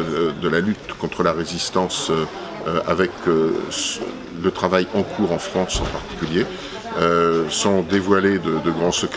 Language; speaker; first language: French; native; French